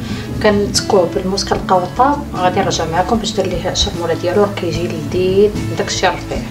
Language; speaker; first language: Arabic; native; Arabic